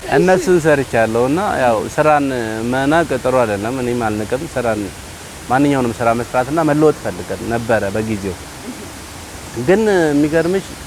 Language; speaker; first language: Amharic; native; Amharic